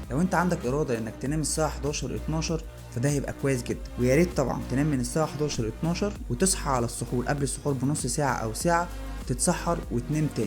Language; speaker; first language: Arabic; native; Arabic